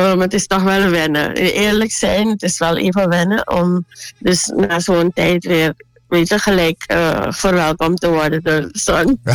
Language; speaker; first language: Dutch; native; Dutch